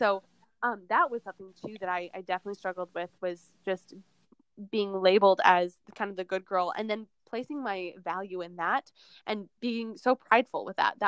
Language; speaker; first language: English; native; English